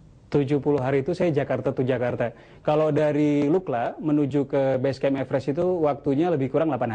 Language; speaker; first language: Indonesian; native; Indonesian